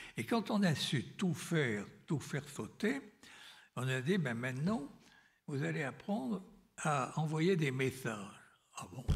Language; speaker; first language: French; native; French